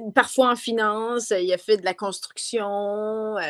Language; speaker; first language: French; native; French